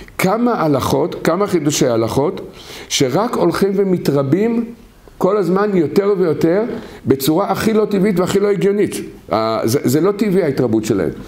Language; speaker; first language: Hebrew; native; Hebrew